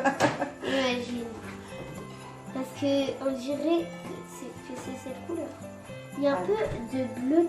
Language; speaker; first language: French; early bilingual, other home language; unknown